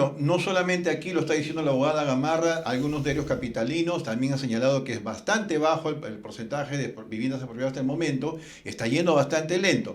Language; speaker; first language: Spanish; native; Spanish